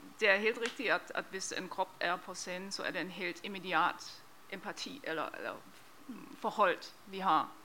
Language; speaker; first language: Norwegian; non-native, fluent; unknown